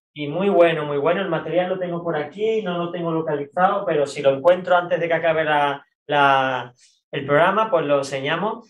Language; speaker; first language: Spanish; native; Spanish